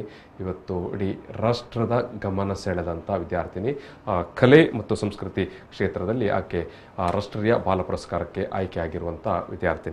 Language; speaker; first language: Kannada; native; Kannada